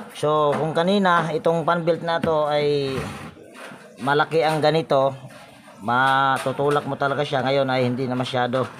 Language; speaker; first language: Filipino; non-native, local second language; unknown